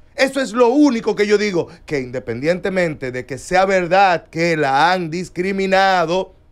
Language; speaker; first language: Spanish; native; Spanish